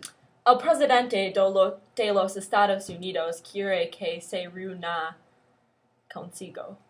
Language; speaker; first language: Spanish; non-native, learner; English